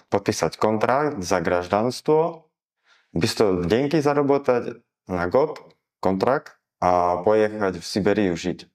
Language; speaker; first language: Russian; non-native, learner; Slovak